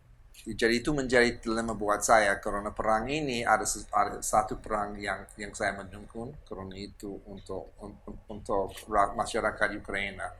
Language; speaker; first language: Indonesian; non-native, fluent; English